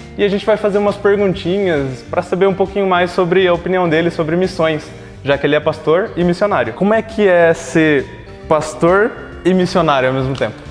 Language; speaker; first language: Portuguese; native; Portuguese